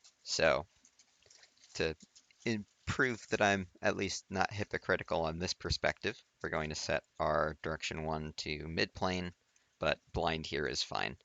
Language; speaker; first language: English; native; English